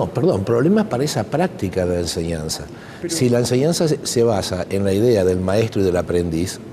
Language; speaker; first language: Spanish; native; Spanish